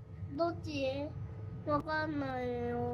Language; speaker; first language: Japanese; native; Japanese